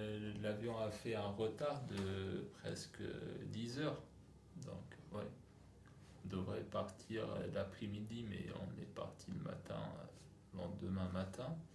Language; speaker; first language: French; non-native, local second language; Arabic